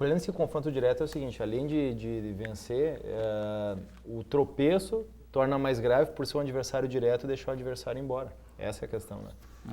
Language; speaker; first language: Portuguese; native; Portuguese